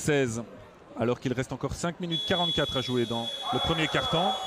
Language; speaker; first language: French; native; French